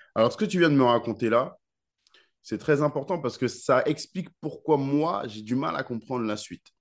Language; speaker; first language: French; native; French